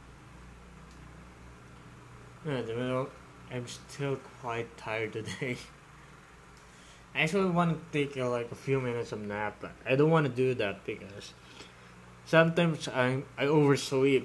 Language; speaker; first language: English; non-native, local second language; Filipino